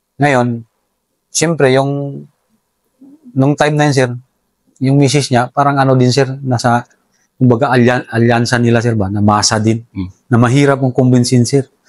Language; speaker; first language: Filipino; non-native, local second language; Cebuano